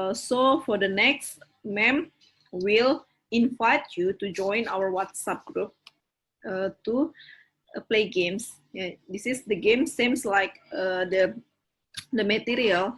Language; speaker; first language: English; non-native, fluent; Indonesian